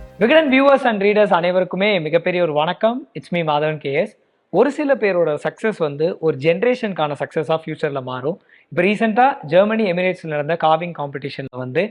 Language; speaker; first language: Tamil; native; Tamil